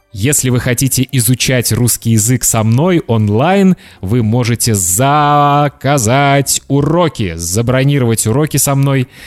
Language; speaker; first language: Russian; native; Russian